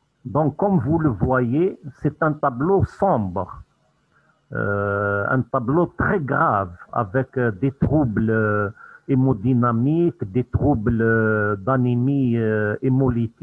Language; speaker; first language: French; non-native, local second language; Arabic